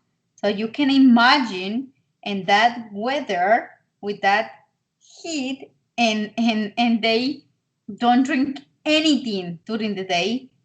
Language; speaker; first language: English; non-native, learner; Spanish